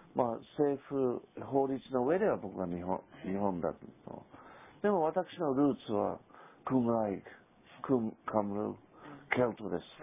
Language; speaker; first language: Japanese; non-native, fluent; Welsh